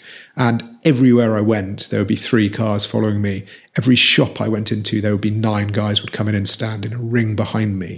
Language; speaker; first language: English; native; English